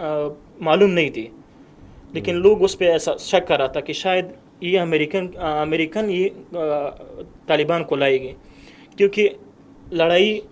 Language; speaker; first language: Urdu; non-native, fluent; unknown